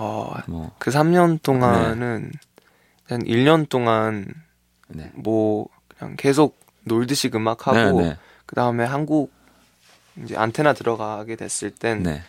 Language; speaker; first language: Korean; early bilingual, heritage; Korean